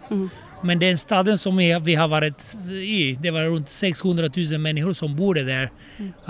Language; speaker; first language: Swedish; non-native, fluent; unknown